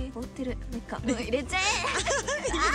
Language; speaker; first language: Japanese; native; Japanese